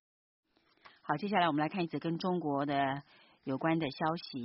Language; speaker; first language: Chinese; native; Chinese